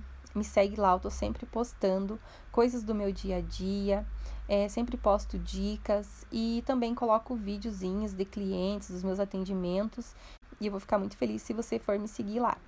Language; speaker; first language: Portuguese; native; Portuguese